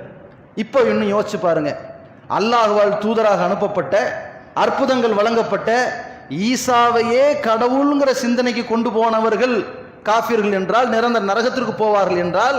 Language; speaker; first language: Tamil; native; Tamil